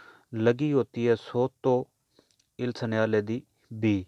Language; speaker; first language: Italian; non-native, learner; Urdu